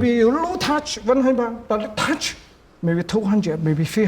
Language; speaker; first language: English; non-native, learner; Cantonese